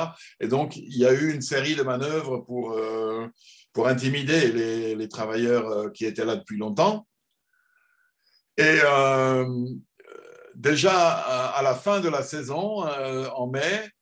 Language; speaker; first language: French; non-native, fluent; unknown